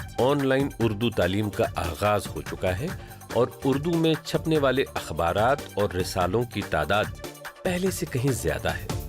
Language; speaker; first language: Urdu; native; Urdu